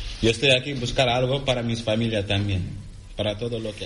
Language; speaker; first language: Spanish; non-native, learner; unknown